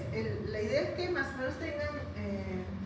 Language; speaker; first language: Spanish; native; Spanish